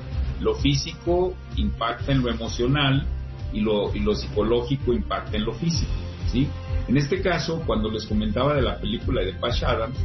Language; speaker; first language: Spanish; native; Spanish